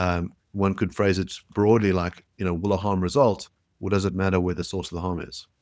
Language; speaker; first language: English; native; English